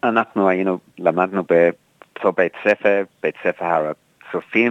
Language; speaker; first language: Hebrew; non-native, fluent; English